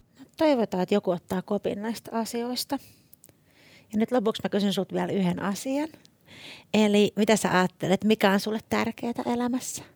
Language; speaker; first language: Finnish; native; Finnish